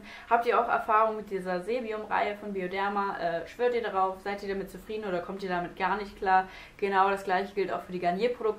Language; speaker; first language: German; native; German